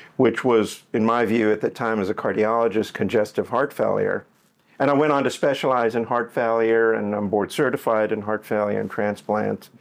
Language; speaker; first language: English; native; English